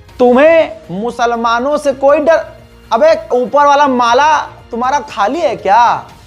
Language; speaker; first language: Hindi; native; Hindi